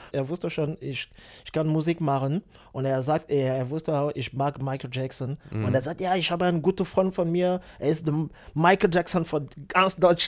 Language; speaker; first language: German; non-native, learner; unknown